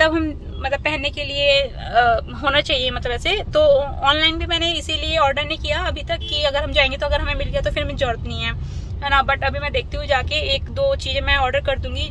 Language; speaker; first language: Hindi; native; Hindi